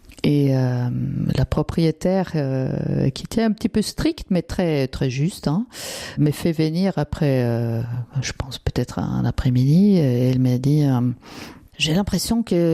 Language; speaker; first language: French; non-native, fluent; German